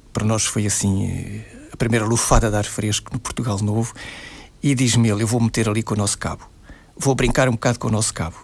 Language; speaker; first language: Portuguese; native; Portuguese